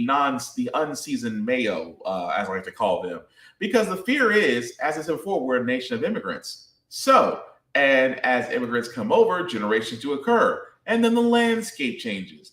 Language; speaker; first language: English; native; English